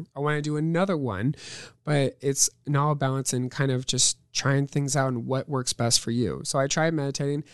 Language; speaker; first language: English; native; English